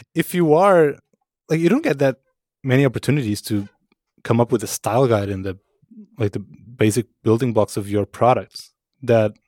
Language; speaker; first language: English; non-native, fluent; Portuguese